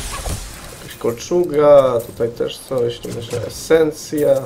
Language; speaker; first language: Polish; native; Polish